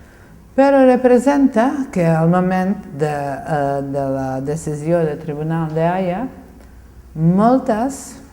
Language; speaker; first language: Catalan; non-native, fluent; Bosnian